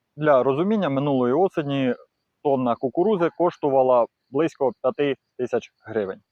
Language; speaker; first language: Ukrainian; native; Ukrainian